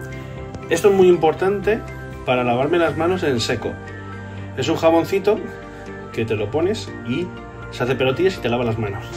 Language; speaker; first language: Spanish; native; Spanish